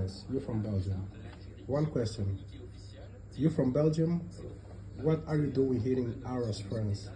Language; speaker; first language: English; non-native, learner; Portuguese